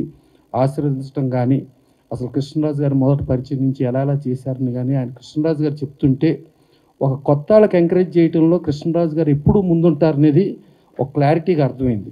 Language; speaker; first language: Telugu; native; Telugu